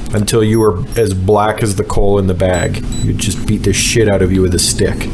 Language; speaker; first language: English; native; English